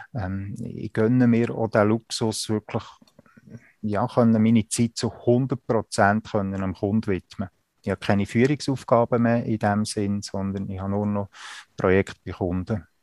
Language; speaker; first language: German; native; German